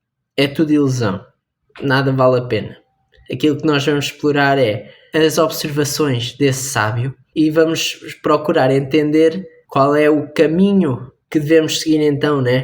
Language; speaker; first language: Portuguese; native; Portuguese